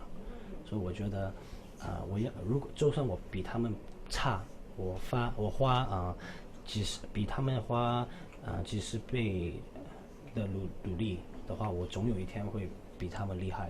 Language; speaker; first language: Chinese; non-native, local second language; Cantonese